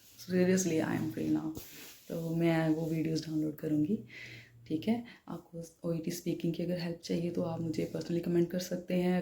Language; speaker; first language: Hindi; non-native, local second language; Punjabi